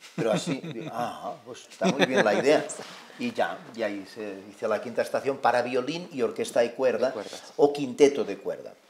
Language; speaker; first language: Spanish; non-native, local second language; Catalan